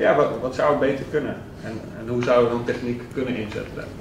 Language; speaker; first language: Dutch; native; Dutch